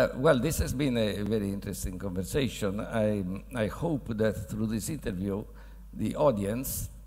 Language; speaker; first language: English; non-native, fluent; Italian